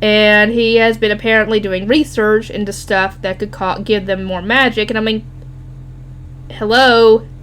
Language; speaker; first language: English; native; English